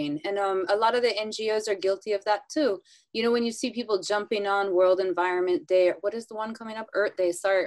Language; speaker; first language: English; native; English